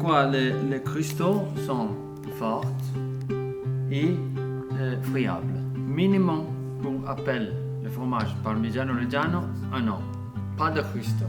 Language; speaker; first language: French; non-native, learner; Italian